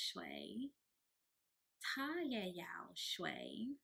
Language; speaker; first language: Chinese; non-native, learner; English